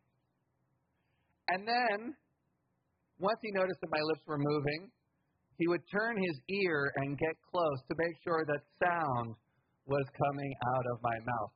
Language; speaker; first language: English; native; English